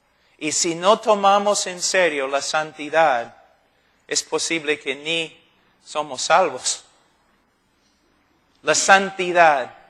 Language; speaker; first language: Spanish; non-native, fluent; English